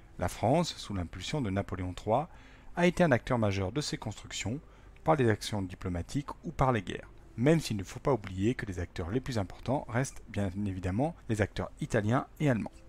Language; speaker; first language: French; native; French